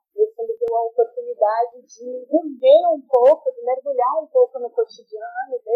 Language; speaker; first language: Portuguese; native; Portuguese